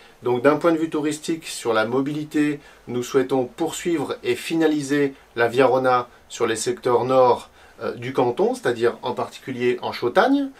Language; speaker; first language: French; native; French